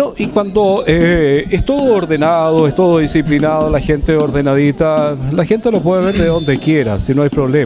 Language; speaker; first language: Spanish; native; Spanish